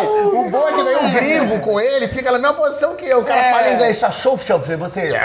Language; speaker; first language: Portuguese; native; Portuguese